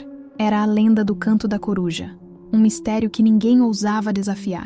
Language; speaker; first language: Portuguese; native; Portuguese